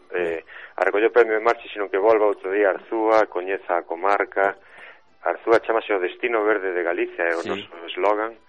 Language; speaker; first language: Galician; native; Galician